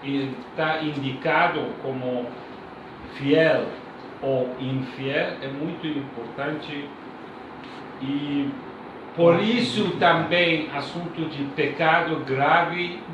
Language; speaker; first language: Portuguese; non-native, learner; Persian